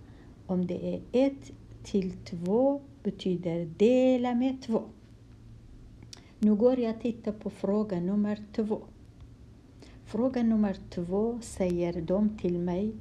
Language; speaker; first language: Swedish; non-native, fluent; Kurdish